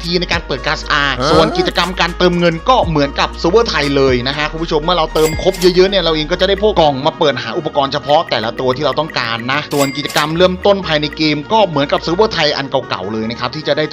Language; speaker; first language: Thai; native; Thai